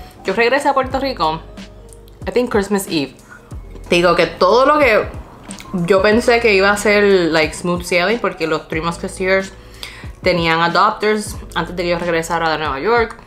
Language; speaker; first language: Spanish; early bilingual, other home language; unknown